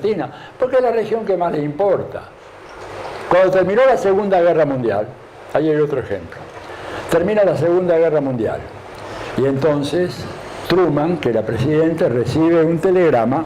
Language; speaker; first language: Spanish; native; Spanish